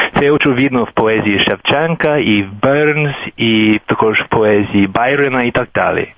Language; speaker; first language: Ukrainian; non-native, fluent; English